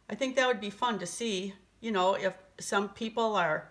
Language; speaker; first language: English; native; English